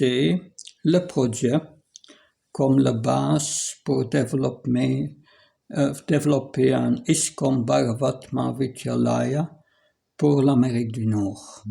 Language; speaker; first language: French; non-native, fluent; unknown